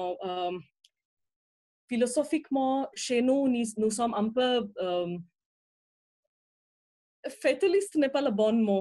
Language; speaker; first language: French; non-native, fluent; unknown